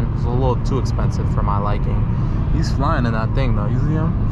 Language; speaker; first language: English; native; English